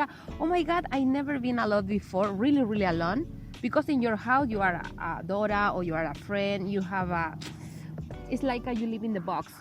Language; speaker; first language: English; non-native, learner; Spanish